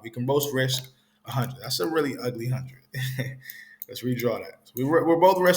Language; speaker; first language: English; native; English